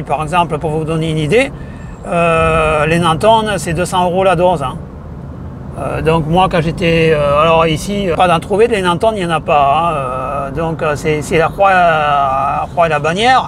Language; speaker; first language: French; native; French